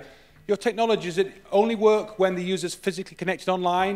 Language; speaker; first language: English; native; English